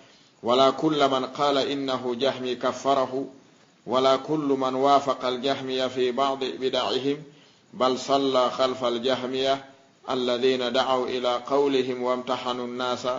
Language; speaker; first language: Arabic; non-native, fluent; Fula